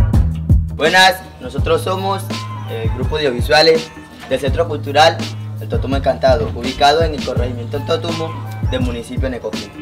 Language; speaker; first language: Spanish; native; Spanish